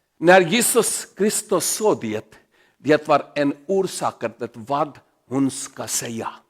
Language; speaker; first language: Swedish; non-native, learner; Urdu